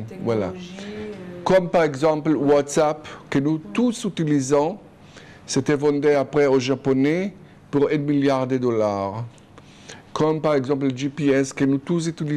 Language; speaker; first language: French; non-native, fluent; Hebrew